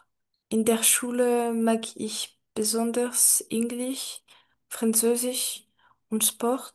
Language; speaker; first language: German; non-native, learner; French